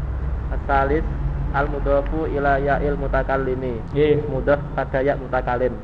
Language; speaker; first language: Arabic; non-native, learner; Indonesian